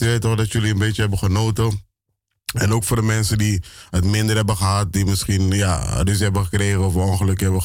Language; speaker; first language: Dutch; native; Dutch